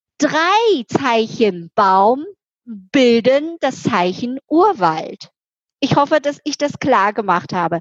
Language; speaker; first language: German; non-native, fluent; Chinese